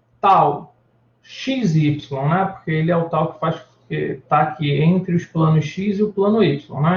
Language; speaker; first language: Portuguese; native; Portuguese